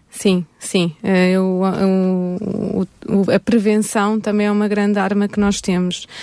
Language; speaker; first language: Portuguese; native; Portuguese